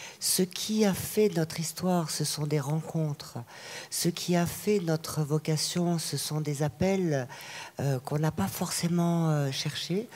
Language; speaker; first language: French; native; French